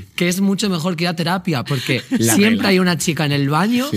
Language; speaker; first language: Spanish; native; Spanish